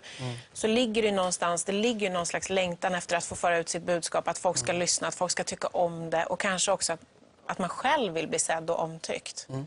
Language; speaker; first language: Swedish; native; Swedish